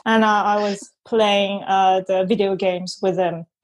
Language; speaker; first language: English; non-native, fluent; Japanese